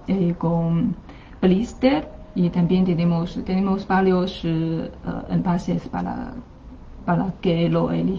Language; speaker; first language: Spanish; non-native, learner; Chinese